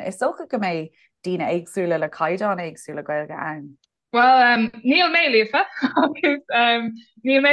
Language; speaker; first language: Irish; native; Irish